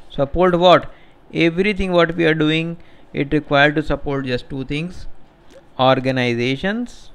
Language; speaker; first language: English; non-native, local second language; Hindi